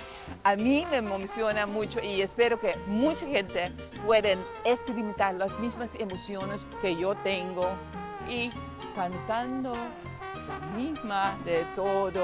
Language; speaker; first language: Spanish; non-native, fluent; Dutch